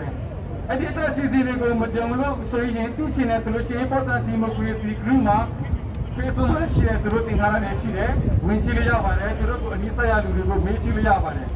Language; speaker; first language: Burmese; non-native, local second language; Kachin